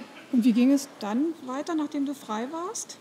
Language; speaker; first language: German; native; German